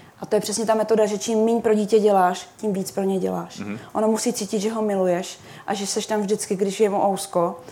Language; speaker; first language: Czech; native; Czech